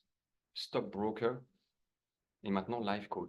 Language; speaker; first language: French; native; French